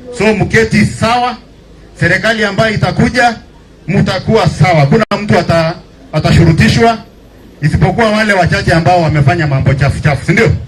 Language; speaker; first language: Swahili; non-native, local second language; Masai